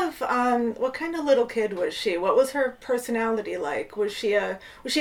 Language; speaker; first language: English; native; English